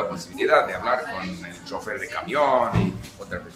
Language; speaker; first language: Spanish; non-native, fluent; English